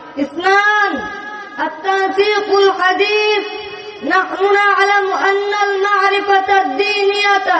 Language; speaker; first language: Arabic; non-native, learner; Bangla